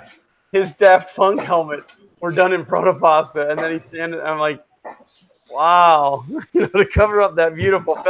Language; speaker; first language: English; native; English